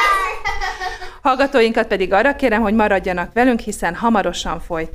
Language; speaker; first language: Hungarian; native; Hungarian